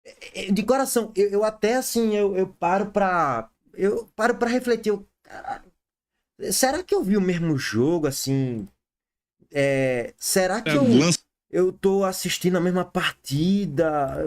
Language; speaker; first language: Portuguese; native; Portuguese